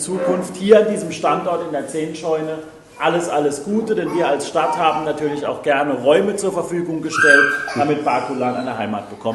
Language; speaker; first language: German; native; German